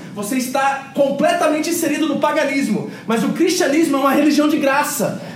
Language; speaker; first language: Portuguese; early bilingual, other home language; English